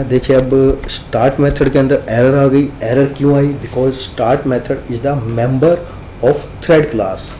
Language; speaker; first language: Hindi; native; Hindi